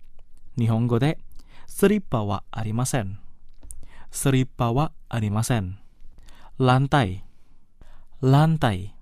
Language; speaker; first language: Japanese; non-native, fluent; Indonesian